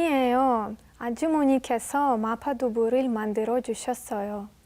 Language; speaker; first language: Korean; non-native, learner; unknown